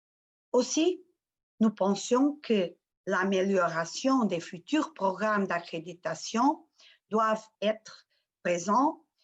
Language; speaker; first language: French; non-native, fluent; Portuguese